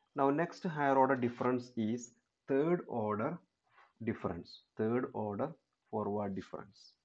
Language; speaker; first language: English; non-native, local second language; Malayalam